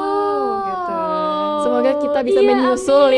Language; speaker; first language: Indonesian; native; Indonesian